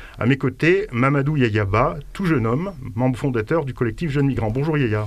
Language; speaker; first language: French; native; French